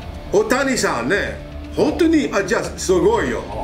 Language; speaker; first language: Japanese; non-native, learner; English